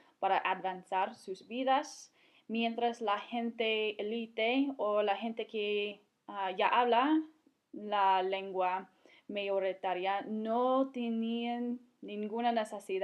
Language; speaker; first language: Spanish; non-native, fluent; English